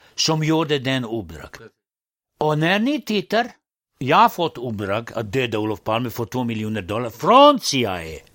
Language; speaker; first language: Swedish; non-native, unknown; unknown